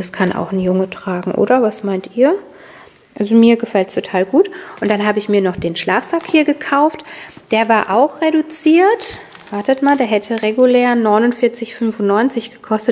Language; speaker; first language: German; native; German